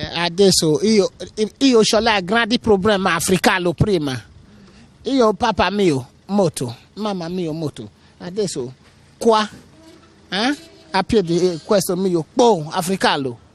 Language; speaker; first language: Italian; non-native, learner; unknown